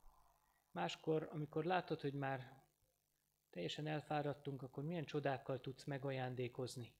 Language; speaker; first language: Hungarian; native; Hungarian